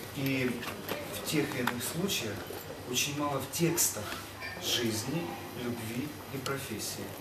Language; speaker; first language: Russian; native; Russian